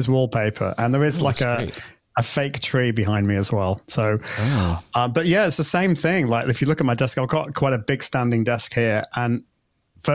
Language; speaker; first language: English; native; English